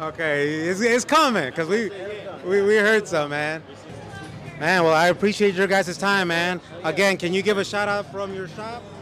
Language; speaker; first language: English; early bilingual, other home language; Spanish